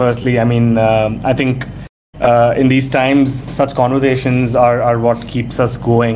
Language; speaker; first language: English; non-native, local second language; Tamil